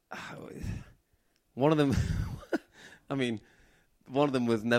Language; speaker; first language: English; native; English